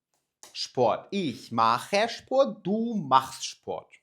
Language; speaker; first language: German; non-native, fluent; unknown